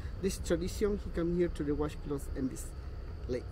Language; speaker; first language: English; non-native, learner; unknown